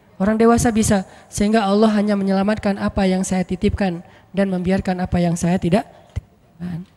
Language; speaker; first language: Indonesian; native; Indonesian